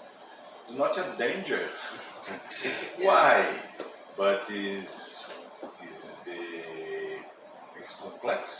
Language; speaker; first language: English; non-native, learner; Portuguese